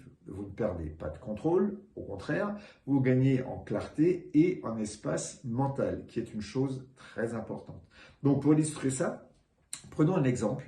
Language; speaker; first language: French; native; French